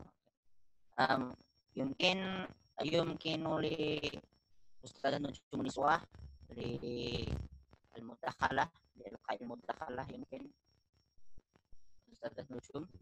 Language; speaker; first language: Arabic; non-native, learner; Indonesian